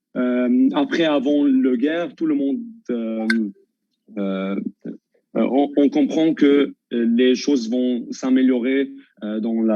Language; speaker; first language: French; non-native, local second language; Armenian